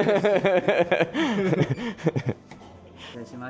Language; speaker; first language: Japanese; native; Japanese